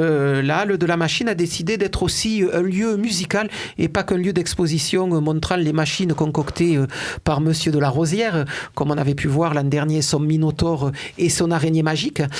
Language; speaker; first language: French; native; French